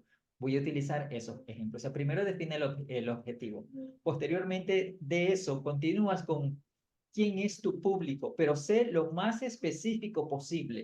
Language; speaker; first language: Spanish; native; Spanish